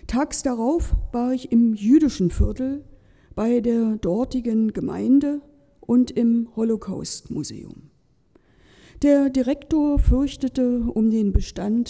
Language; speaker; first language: German; native; German